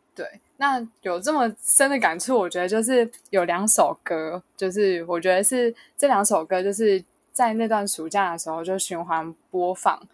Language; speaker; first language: Chinese; native; Chinese